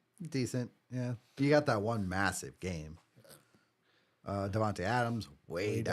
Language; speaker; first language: English; native; English